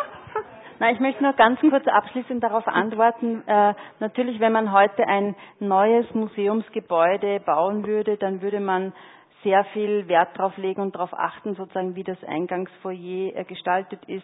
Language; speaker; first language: German; native; German